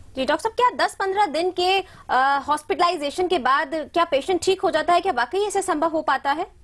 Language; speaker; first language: Hindi; native; Hindi